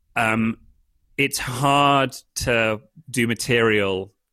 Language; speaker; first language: English; native; English